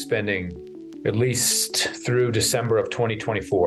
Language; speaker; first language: English; native; English